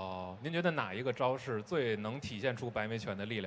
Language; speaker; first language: Chinese; native; Chinese